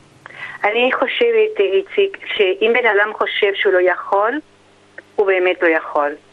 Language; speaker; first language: Hebrew; non-native, fluent; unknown